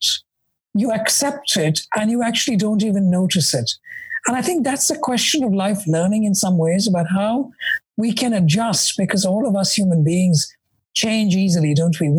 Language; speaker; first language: English; non-native, local second language; Malayalam